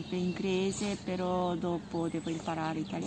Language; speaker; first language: Italian; non-native, learner; Japanese